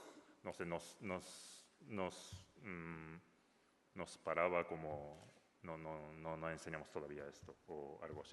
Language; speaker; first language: Spanish; non-native, learner; Japanese